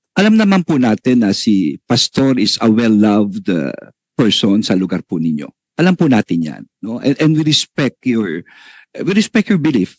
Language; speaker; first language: Filipino; native; Filipino